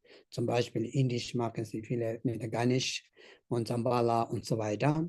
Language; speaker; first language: German; non-native, learner; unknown